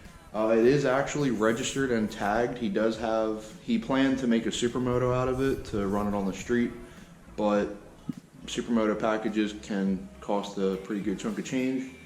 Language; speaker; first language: English; native; English